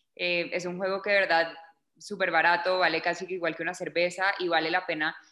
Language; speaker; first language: Spanish; native; Spanish